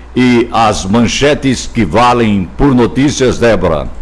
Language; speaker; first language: Portuguese; native; Portuguese